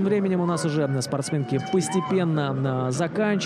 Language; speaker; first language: Russian; native; Russian